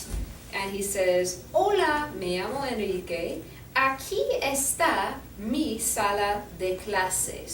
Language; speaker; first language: Spanish; non-native, fluent; English